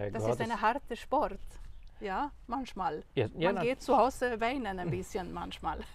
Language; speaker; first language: German; non-native, learner; Swedish